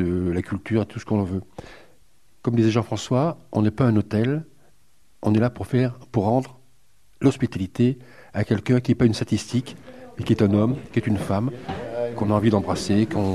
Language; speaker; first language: French; native; French